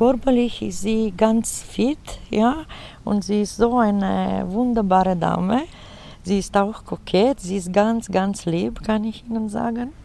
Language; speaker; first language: German; non-native, fluent; Romanian